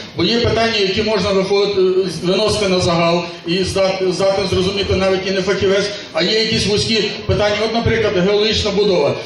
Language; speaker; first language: Ukrainian; native; Ukrainian